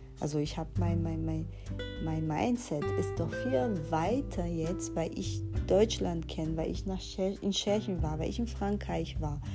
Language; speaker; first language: German; non-native, fluent; Portuguese